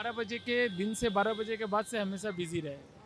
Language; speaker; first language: Hindi; native; Hindi